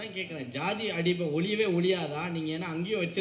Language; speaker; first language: Tamil; native; Tamil